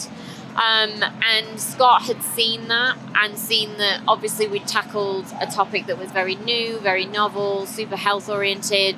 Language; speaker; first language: English; native; English